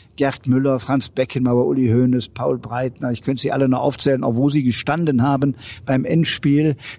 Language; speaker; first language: German; native; German